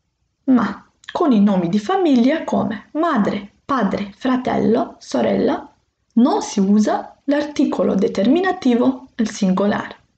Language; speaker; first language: Italian; non-native, fluent; Macedonian